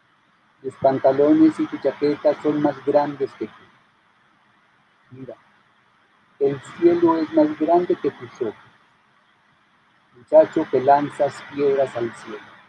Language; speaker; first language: Spanish; native; Spanish